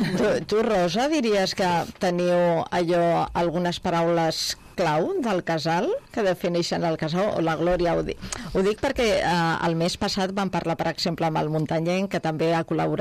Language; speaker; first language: Catalan; native; Catalan